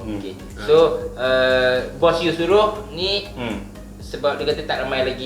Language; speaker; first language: Malay; native; Malay